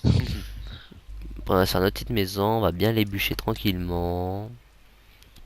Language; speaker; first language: French; native; French